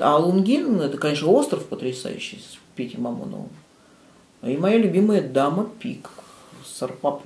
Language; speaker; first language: Russian; native; Russian